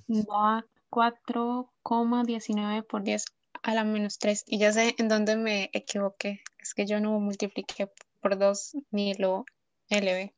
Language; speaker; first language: Spanish; native; Spanish